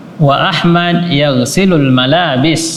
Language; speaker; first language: Arabic; non-native, fluent; Indonesian